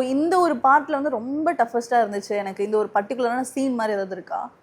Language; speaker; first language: Tamil; native; Tamil